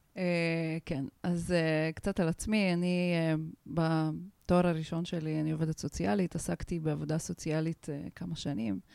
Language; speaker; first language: Hebrew; non-native, fluent; Russian